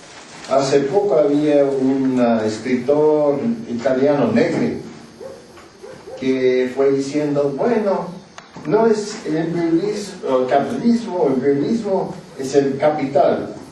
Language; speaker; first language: Spanish; non-native, fluent; English